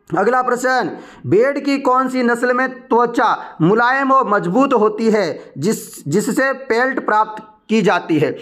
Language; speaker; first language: Hindi; native; Hindi